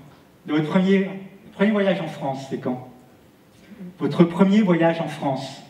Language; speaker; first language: French; native; French